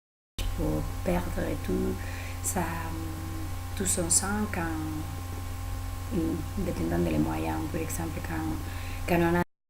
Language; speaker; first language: French; non-native, learner; Spanish